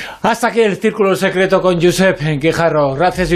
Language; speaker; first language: Spanish; native; Spanish